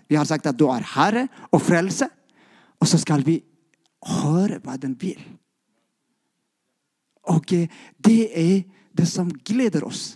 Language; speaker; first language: Norwegian; non-native, fluent; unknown